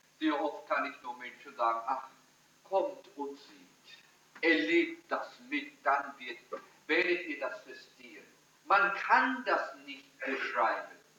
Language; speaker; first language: German; early bilingual, heritage; German